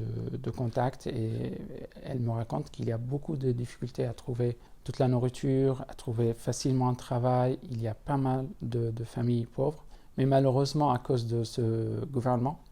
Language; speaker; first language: French; non-native, fluent; Arabic